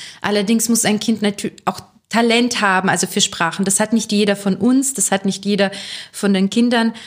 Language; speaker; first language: German; early bilingual, other home language; Russian